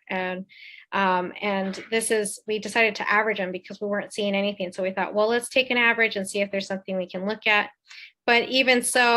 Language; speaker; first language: English; native; English